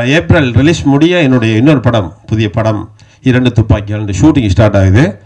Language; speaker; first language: Tamil; native; Tamil